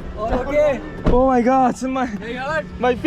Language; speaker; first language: English; non-native, learner; Korean